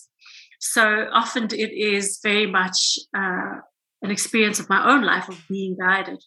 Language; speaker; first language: English; native; English